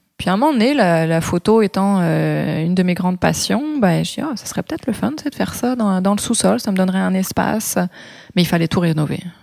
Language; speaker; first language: French; native; French